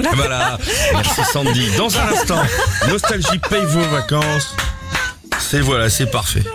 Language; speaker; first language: French; native; French